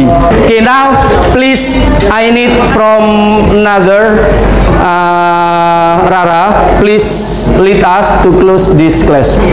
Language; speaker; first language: English; non-native, fluent; Indonesian